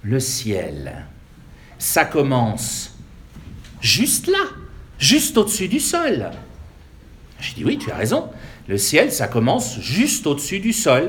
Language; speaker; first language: French; native; French